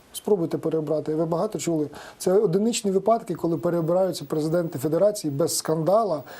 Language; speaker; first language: Ukrainian; native; Ukrainian